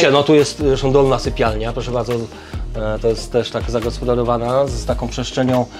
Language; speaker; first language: Polish; native; Polish